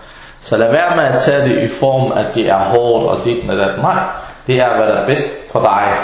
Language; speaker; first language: Danish; early bilingual, other home language; Arabic